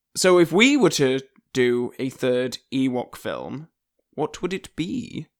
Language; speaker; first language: English; native; English